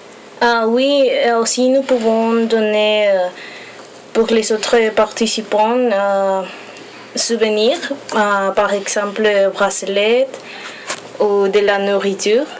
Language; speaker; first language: French; non-native, learner; Spanish